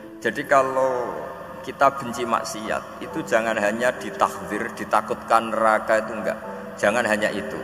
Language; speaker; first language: Indonesian; non-native, local second language; Javanese